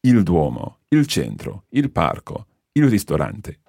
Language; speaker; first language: Italian; non-native, fluent; English